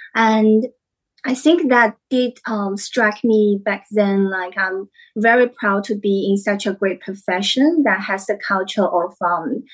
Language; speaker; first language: English; non-native, fluent; Chinese